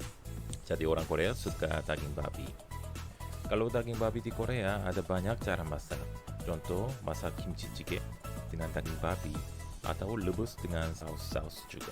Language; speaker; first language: Indonesian; non-native, fluent; Korean